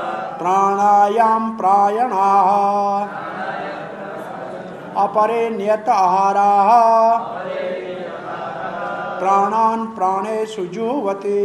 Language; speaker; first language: Hindi; native; Hindi